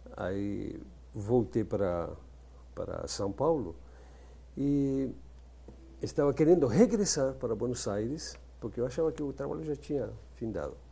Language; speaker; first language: Portuguese; non-native, fluent; Spanish